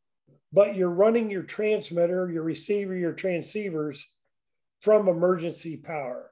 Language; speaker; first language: English; native; English